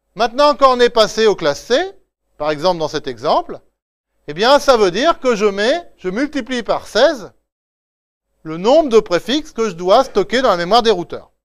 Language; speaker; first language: French; native; French